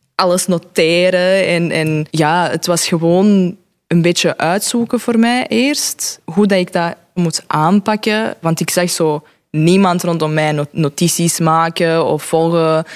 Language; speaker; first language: Dutch; non-native, fluent; Croatian